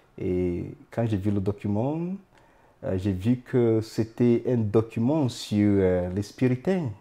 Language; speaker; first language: French; non-native, fluent; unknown